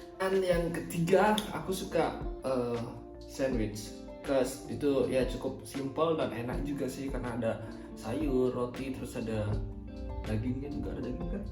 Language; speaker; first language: Indonesian; native; Indonesian